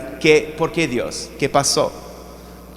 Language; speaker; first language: Spanish; non-native, fluent; English